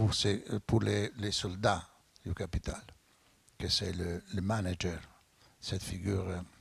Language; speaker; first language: French; non-native, fluent; Italian